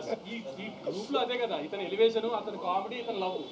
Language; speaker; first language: Telugu; native; Telugu